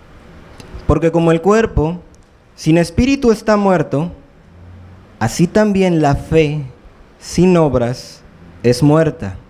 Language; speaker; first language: Spanish; native; Spanish